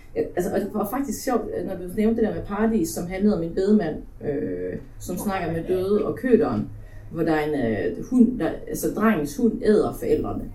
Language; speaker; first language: Danish; early bilingual, other home language; Polish